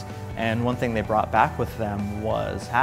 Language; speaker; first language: English; native; English